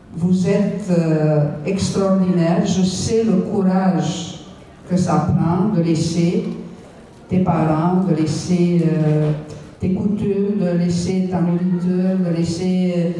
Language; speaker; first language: French; non-native, fluent; Romanian